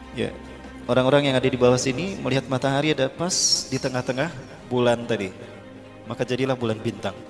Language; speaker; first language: Indonesian; native; Indonesian